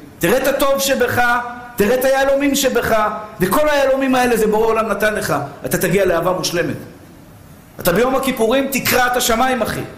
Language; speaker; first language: Hebrew; early bilingual, other home language; Persian